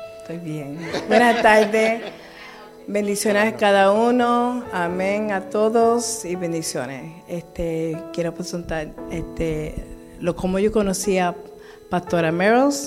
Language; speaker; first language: Spanish; early bilingual, heritage; Spanish